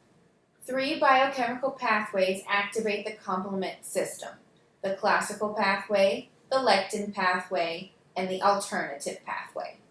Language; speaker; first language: English; native; English